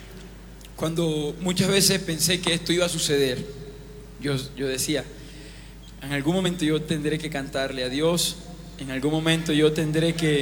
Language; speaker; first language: Spanish; native; Spanish